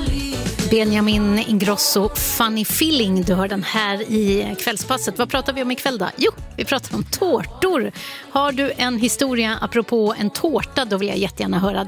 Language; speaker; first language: Swedish; native; Swedish